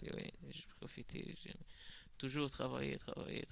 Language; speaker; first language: French; non-native, learner; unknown